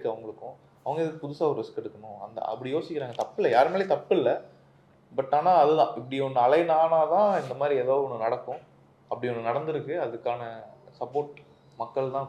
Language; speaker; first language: Tamil; native; Tamil